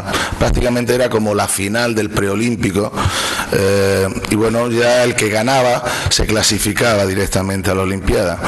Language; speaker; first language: Spanish; native; Spanish